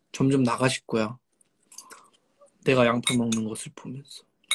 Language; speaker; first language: Korean; native; Korean